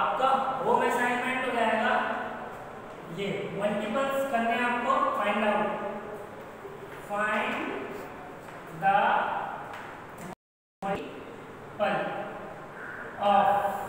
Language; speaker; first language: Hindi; native; Hindi